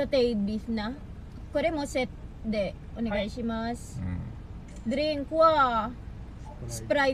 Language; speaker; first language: Japanese; non-native, learner; Filipino